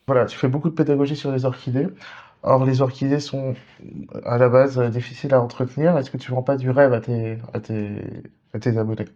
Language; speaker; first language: French; native; French